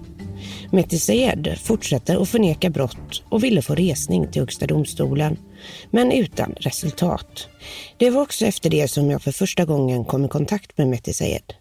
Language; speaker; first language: Swedish; native; Swedish